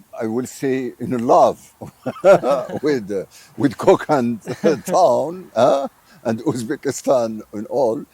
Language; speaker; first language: English; non-native, fluent; Arabic